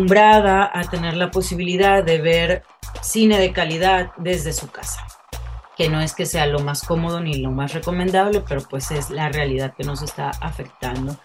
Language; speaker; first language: Spanish; native; Spanish